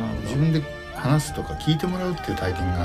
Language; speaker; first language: Japanese; native; Japanese